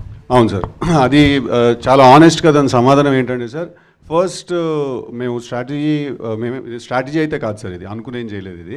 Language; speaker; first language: Telugu; native; Telugu